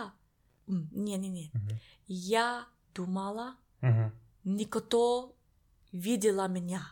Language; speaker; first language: Russian; non-native, learner; English